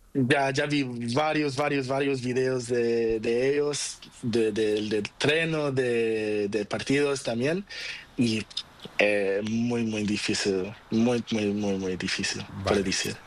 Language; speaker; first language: Spanish; non-native, learner; Portuguese